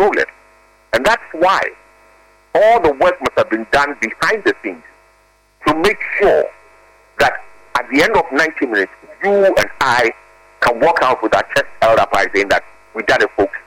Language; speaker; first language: English; non-native, local second language; Akan